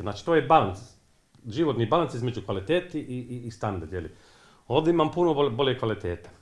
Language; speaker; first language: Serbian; non-native, fluent; English